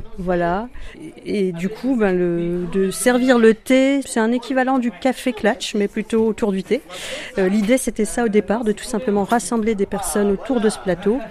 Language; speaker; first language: French; native; French